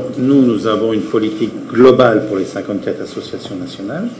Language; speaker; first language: French; native; French